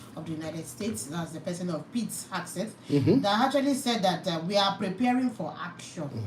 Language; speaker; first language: English; non-native, local second language; Yoruba